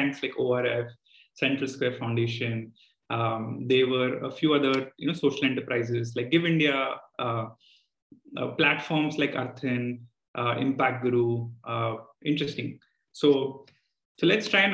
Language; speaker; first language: English; non-native, local second language; Telugu